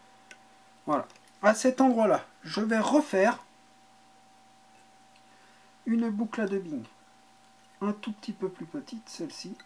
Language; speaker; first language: French; native; French